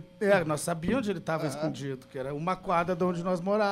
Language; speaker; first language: Portuguese; native; Portuguese